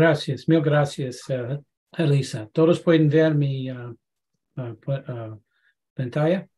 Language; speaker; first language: Spanish; non-native, learner; English